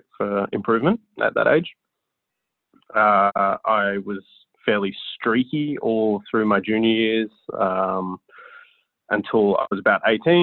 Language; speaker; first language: English; native; English